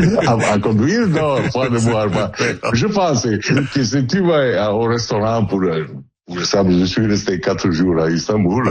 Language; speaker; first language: French; non-native, learner; Italian